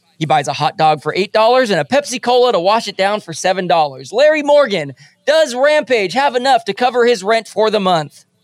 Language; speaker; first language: English; native; English